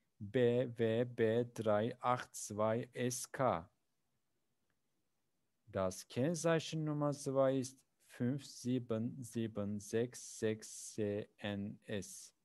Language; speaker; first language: German; non-native, fluent; Turkish